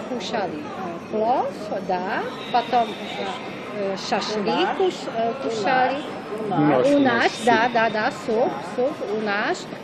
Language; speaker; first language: Russian; non-native, learner; Czech